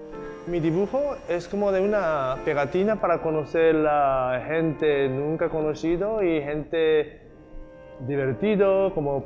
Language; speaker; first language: Spanish; non-native, learner; Japanese